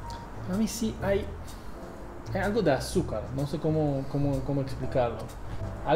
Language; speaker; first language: Spanish; non-native, fluent; English